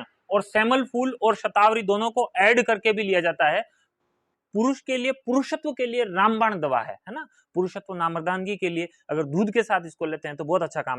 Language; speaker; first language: Hindi; native; Hindi